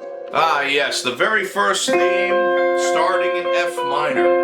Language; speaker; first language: English; native; English